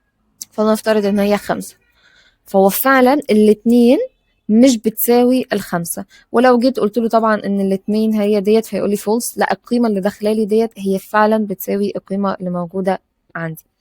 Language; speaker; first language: Arabic; native; Arabic